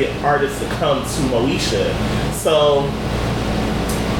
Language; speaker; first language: English; native; English